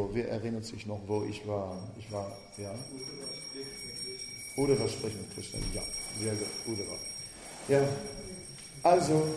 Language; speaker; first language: German; non-native, fluent; Dutch